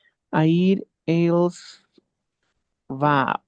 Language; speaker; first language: Catalan; non-native, learner; Spanish